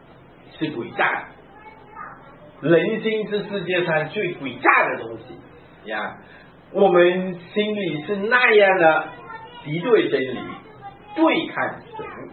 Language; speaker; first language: Chinese; native; Chinese